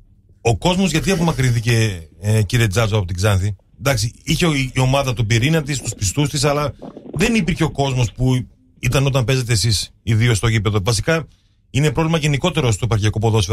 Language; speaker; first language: Greek; native; Greek